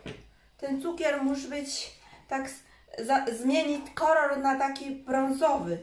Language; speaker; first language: Polish; non-native, learner; Chinese